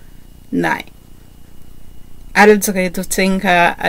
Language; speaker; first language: Danish; non-native, learner; Kinyarwanda